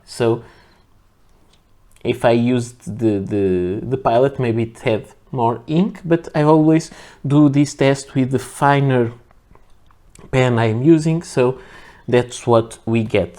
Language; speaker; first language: English; non-native, fluent; Portuguese